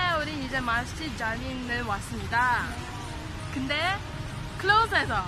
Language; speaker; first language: Korean; non-native, learner; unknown